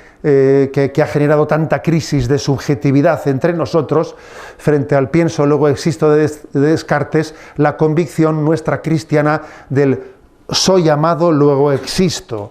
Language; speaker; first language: Spanish; native; Spanish